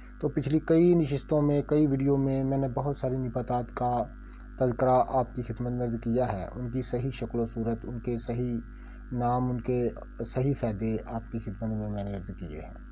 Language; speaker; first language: Urdu; non-native, local second language; Punjabi